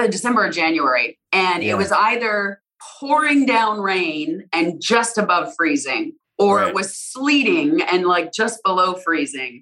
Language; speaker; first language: English; native; English